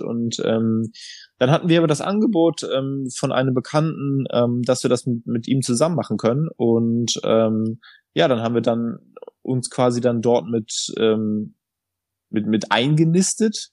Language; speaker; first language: German; native; German